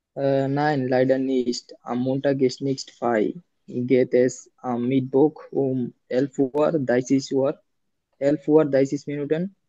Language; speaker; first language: German; non-native, learner; Bangla